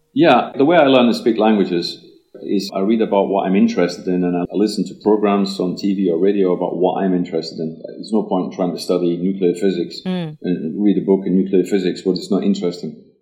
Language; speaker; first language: English; native; English